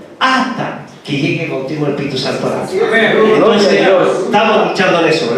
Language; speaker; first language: Spanish; native; Spanish